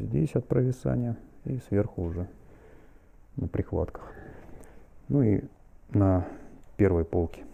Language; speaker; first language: Russian; native; Russian